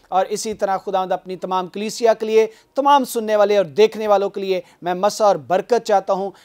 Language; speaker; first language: Urdu; non-native, local second language; Punjabi